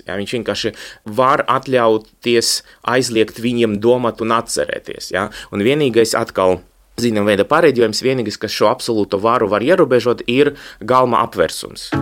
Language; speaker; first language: Latvian; non-native, local second language; Russian